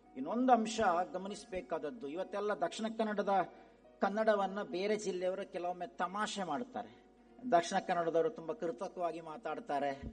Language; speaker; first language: Kannada; non-native, local second language; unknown